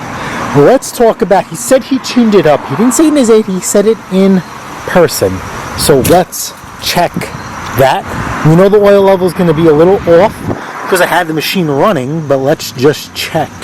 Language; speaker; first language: English; native; English